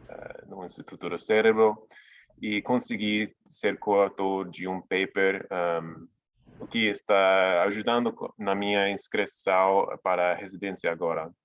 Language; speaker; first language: Portuguese; non-native, fluent; English